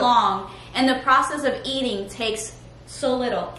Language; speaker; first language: English; early bilingual, other home language; Spanish